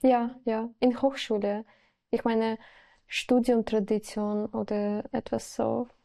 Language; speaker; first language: German; non-native, learner; Spanish